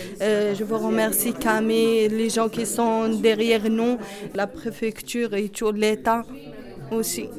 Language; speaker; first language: French; non-native, learner; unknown